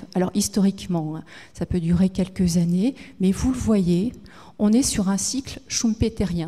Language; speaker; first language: French; native; French